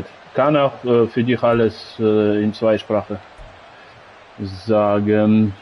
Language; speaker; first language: German; non-native, learner; Russian